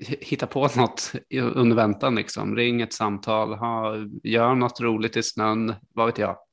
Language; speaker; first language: Swedish; native; Swedish